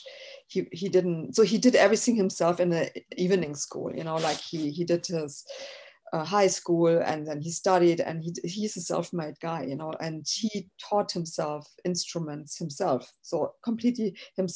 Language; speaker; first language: English; non-native, fluent; German